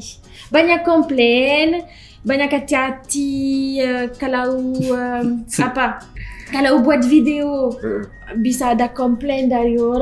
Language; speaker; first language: Indonesian; non-native, learner; French